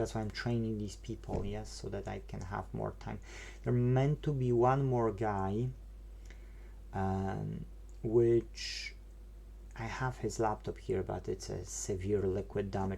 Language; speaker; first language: English; non-native, fluent; Polish